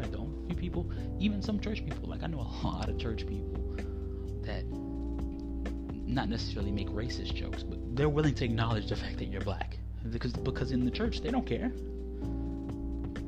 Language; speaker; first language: English; native; English